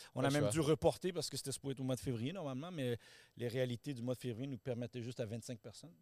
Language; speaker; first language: French; native; French